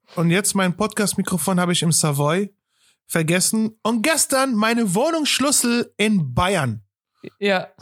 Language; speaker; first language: German; non-native, fluent; Arabic